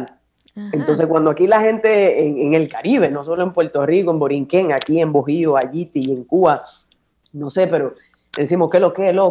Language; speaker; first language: Spanish; native; Spanish